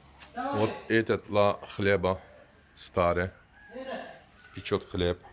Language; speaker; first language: Russian; non-native, learner; Turkish